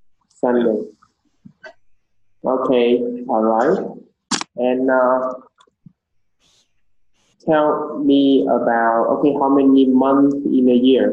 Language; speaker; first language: English; non-native, learner; Vietnamese